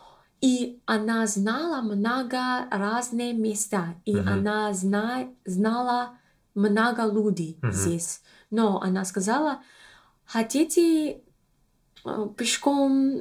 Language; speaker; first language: Russian; non-native, learner; English